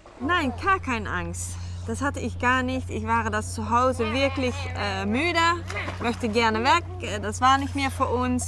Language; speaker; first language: German; non-native, learner; Dutch